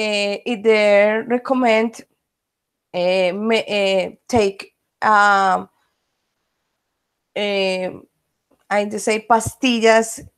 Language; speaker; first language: English; non-native, learner; Spanish